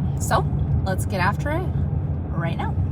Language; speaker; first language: English; native; English